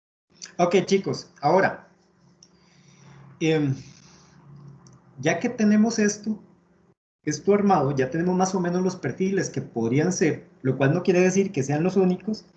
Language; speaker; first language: Spanish; native; Spanish